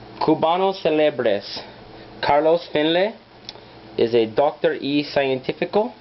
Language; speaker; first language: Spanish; non-native, learner; English